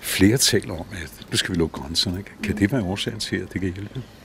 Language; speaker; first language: Danish; native; Danish